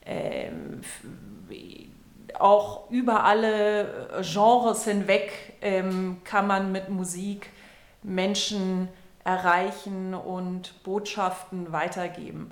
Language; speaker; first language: German; native; German